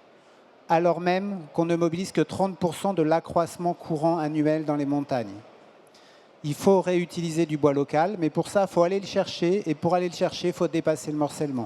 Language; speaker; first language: French; native; French